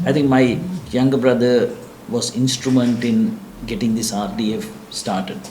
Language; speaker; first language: English; non-native, local second language; Sinhala